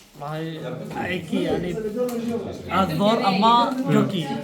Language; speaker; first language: Turkish; non-native, learner; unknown